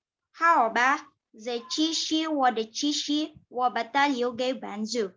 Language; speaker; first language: Chinese; non-native, learner; Indonesian